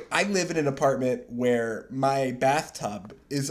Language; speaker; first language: English; native; English